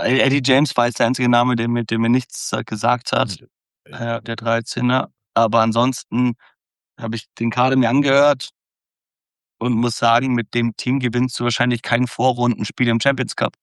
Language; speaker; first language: German; native; German